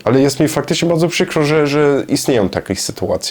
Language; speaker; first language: Polish; non-native, learner; German